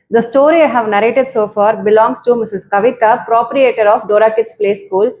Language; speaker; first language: English; non-native, local second language; Tamil